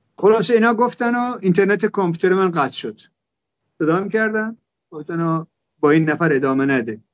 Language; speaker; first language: Persian; non-native, local second language; Turkmen